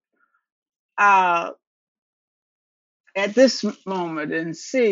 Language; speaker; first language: English; native; English